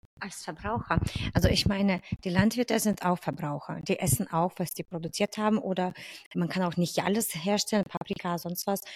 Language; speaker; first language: German; non-native, fluent; Lithuanian